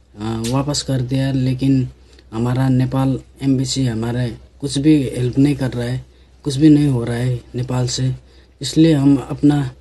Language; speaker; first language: Hindi; non-native, learner; Nepali